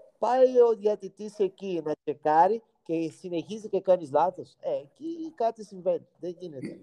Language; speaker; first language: Greek; non-native, fluent; Portuguese